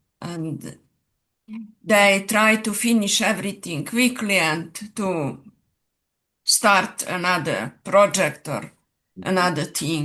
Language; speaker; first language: English; non-native, fluent; Serbian